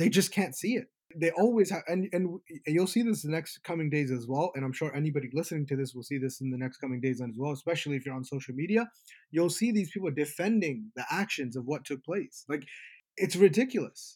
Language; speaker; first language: English; native; English